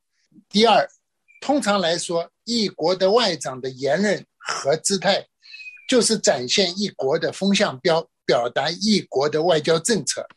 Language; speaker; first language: Chinese; native; Chinese